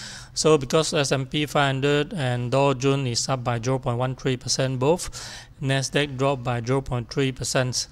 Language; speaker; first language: English; non-native, local second language; Chinese